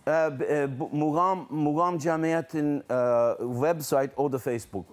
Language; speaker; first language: Azerbaijani; non-native, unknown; English